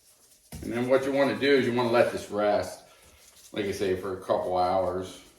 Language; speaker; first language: English; native; English